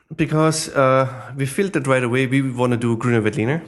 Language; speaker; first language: English; non-native, fluent; German